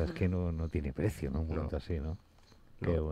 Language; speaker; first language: Spanish; native; Spanish